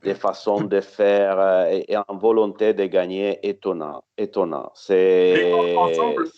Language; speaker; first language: French; non-native, fluent; Italian